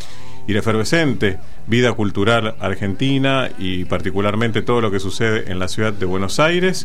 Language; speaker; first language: Spanish; native; Spanish